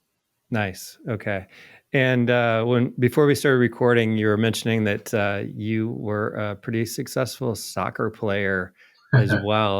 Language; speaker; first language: English; native; English